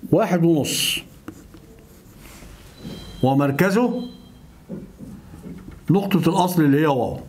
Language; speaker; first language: Arabic; native; Arabic